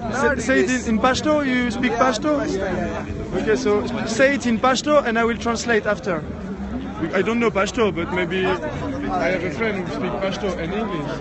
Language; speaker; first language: English; non-native, learner; French